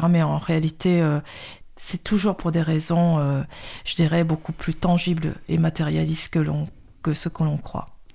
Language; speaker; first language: French; early bilingual, other home language; Khmer